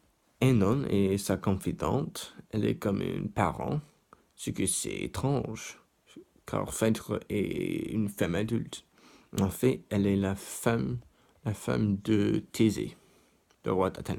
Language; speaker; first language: French; non-native, learner; English